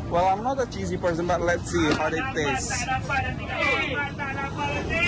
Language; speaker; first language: English; non-native, learner; Malay